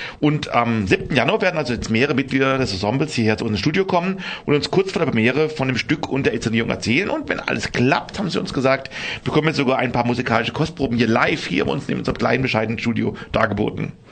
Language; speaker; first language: German; native; German